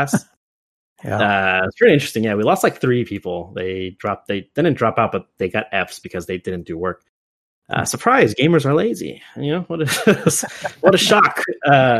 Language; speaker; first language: English; native; English